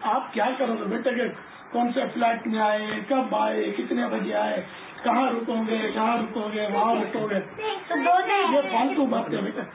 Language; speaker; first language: Urdu; native; Urdu